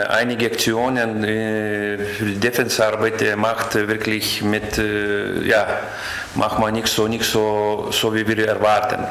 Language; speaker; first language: German; non-native, learner; Lithuanian